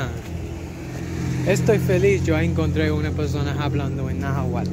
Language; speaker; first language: Spanish; non-native, learner; English